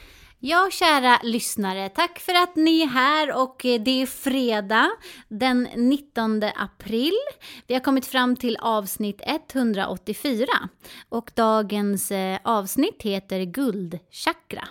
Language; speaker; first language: Swedish; native; Swedish